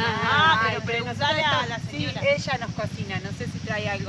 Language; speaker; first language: Spanish; native; Spanish